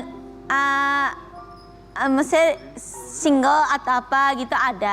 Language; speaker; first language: Indonesian; non-native, fluent; Japanese